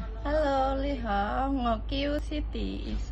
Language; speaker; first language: Chinese; non-native, learner; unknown